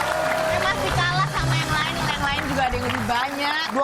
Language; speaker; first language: Indonesian; native; Indonesian